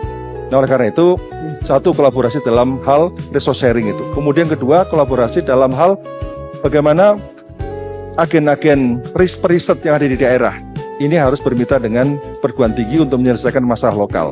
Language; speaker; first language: Indonesian; native; Indonesian